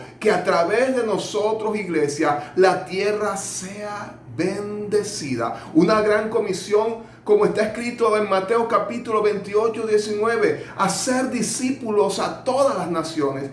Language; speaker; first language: Spanish; native; Spanish